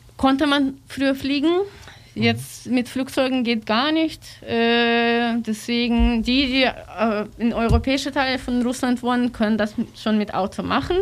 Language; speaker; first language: German; non-native, learner; Russian